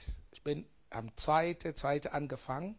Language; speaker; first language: German; non-native, learner; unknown